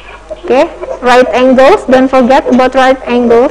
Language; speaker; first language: English; non-native, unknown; Indonesian